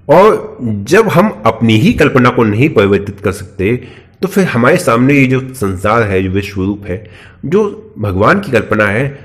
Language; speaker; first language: Hindi; native; Hindi